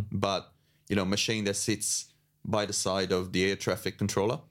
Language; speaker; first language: English; non-native, fluent; Italian